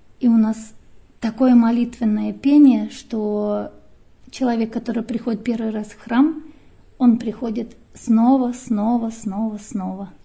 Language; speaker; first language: Russian; native; Russian